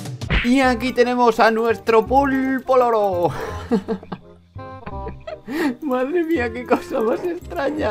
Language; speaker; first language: Spanish; native; Spanish